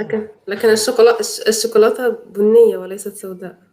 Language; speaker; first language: Arabic; native; Arabic